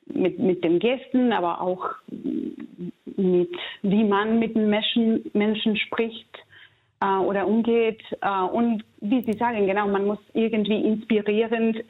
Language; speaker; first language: German; non-native, fluent; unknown